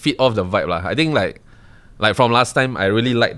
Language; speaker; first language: English; native; English